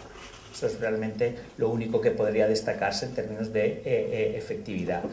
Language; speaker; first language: Spanish; native; Spanish